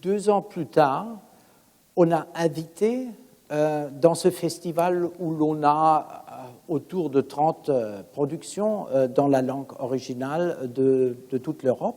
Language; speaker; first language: French; non-native, fluent; German